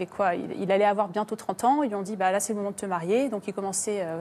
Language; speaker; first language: French; native; French